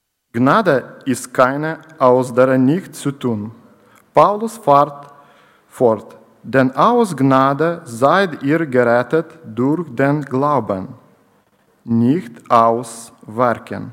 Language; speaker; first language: German; non-native, learner; Ukrainian